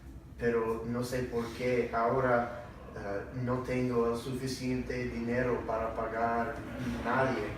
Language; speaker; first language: Spanish; non-native, learner; English